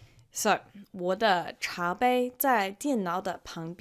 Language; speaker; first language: Chinese; non-native, fluent; English